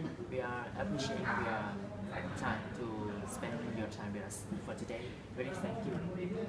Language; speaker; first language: English; non-native, learner; Thai